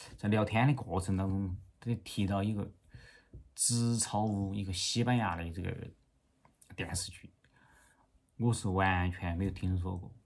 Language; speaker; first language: Chinese; native; Chinese